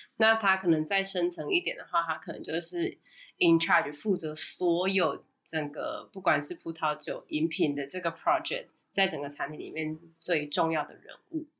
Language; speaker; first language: Chinese; native; Chinese